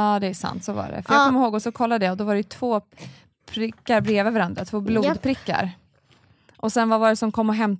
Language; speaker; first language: Swedish; native; Swedish